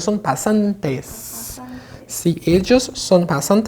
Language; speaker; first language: Spanish; non-native, fluent; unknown